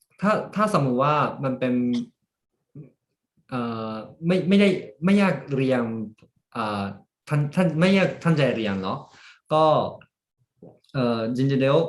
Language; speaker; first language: Thai; early bilingual, heritage; Japanese